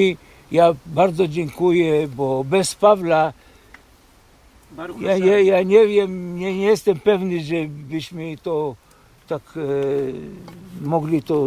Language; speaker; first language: Polish; early bilingual, heritage; Polish